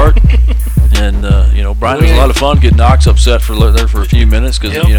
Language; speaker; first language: English; native; English